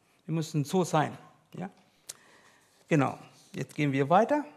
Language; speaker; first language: German; non-native, learner; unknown